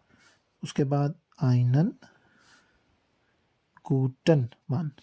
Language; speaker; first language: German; non-native, learner; Urdu